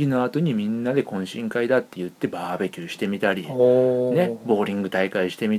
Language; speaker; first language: Japanese; native; Japanese